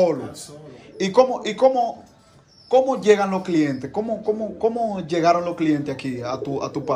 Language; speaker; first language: Spanish; native; Spanish